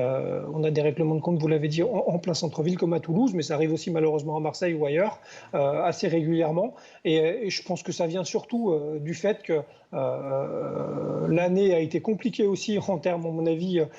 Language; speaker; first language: French; native; French